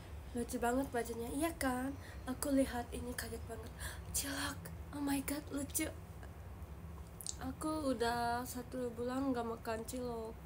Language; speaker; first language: Indonesian; non-native, learner; Japanese